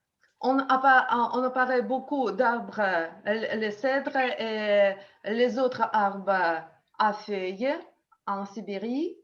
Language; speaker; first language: French; non-native, learner; Russian